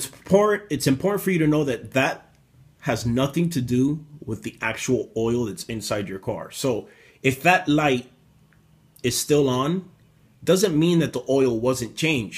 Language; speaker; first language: English; native; English